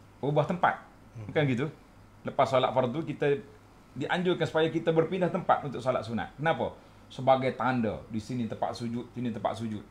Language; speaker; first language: Malay; native; Malay